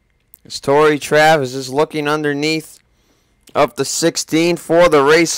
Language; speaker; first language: English; native; English